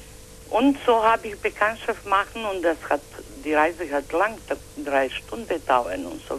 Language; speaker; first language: German; non-native, learner; Croatian